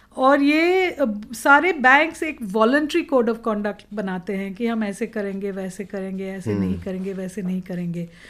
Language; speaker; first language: Hindi; non-native, local second language; Telugu